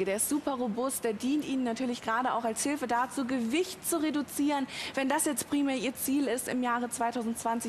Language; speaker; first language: German; native; German